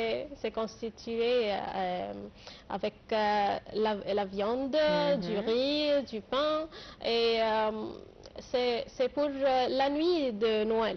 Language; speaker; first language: French; non-native, fluent; Arabic